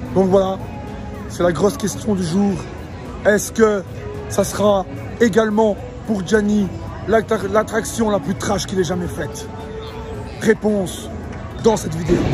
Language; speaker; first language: French; native; French